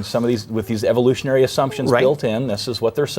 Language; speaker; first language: English; native; English